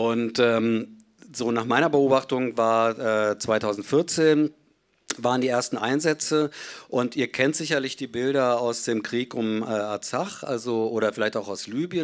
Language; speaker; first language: German; native; German